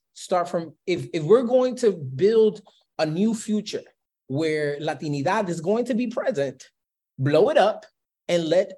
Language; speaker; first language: English; early bilingual, other home language; Spanish